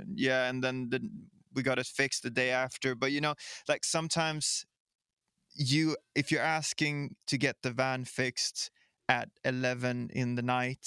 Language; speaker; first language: English; non-native, fluent; Swedish